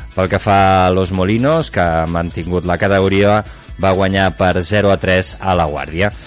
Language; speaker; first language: Catalan; native; Catalan